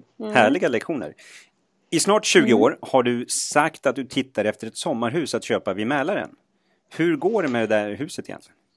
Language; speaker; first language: Swedish; native; Swedish